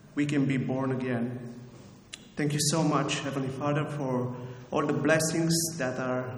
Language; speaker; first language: English; non-native, fluent; Romanian